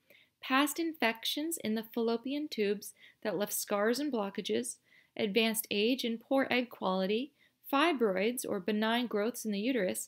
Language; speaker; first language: English; native; English